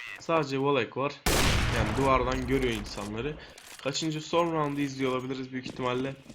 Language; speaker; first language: Turkish; native; Turkish